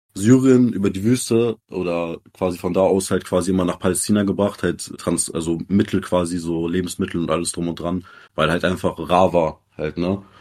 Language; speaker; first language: German; early bilingual, other home language; Arabic